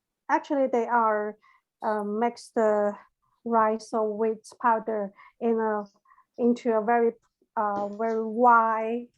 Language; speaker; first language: English; non-native, learner; Chinese